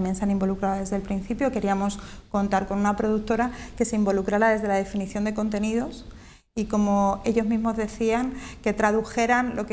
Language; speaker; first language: Spanish; native; Spanish